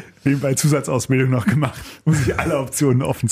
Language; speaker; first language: German; native; German